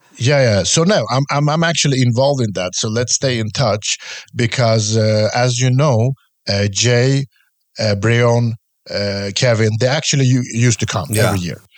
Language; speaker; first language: English; non-native, fluent; Swedish